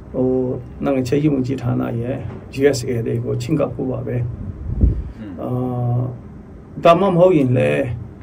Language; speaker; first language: Burmese; non-native, local second language; Hakha Chin